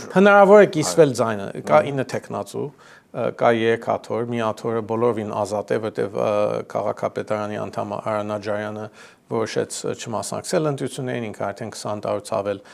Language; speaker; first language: Armenian; early bilingual, heritage; Armenian